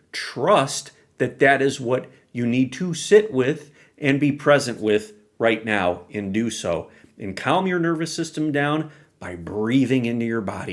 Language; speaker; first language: English; native; English